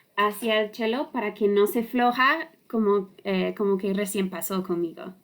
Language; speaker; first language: Spanish; non-native, learner; English